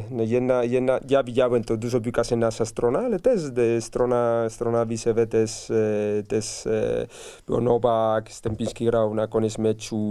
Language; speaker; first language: Polish; non-native, learner; Spanish